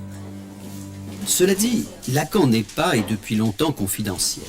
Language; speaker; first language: French; native; French